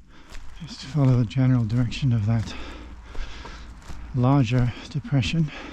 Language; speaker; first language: English; native; English